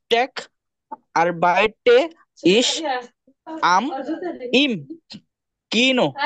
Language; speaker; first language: German; non-native, learner; Bangla